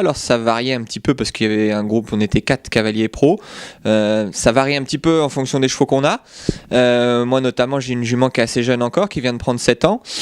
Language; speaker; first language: French; native; French